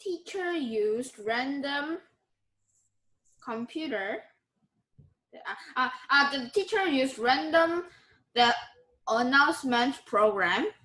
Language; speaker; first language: English; non-native, learner; Korean